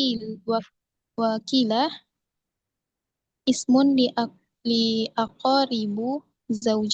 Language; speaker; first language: Arabic; non-native, learner; Indonesian